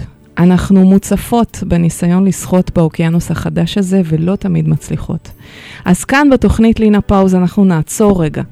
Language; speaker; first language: Hebrew; native; Hebrew